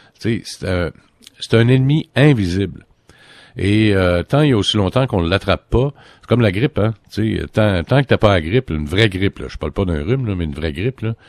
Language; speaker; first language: French; native; French